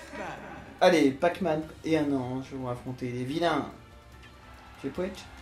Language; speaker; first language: French; native; French